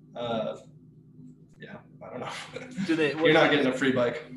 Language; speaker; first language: English; native; English